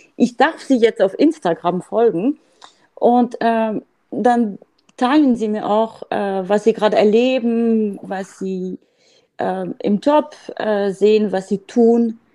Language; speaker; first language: German; non-native, fluent; French